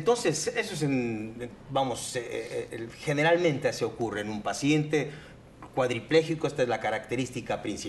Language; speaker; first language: Spanish; native; Spanish